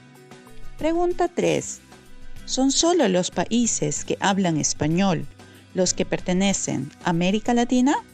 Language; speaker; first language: Spanish; non-native, fluent; Norwegian